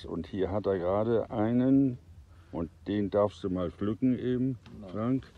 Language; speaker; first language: German; native; German